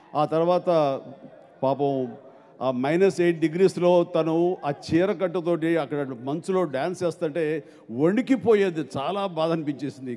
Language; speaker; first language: Telugu; native; Telugu